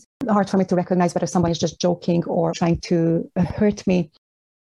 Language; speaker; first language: English; non-native, fluent; Hungarian